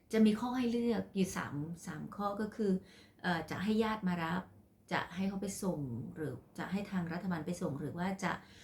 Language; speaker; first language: Thai; non-native, local second language; Khmer